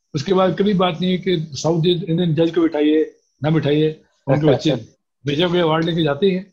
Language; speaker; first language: Hindi; native; Hindi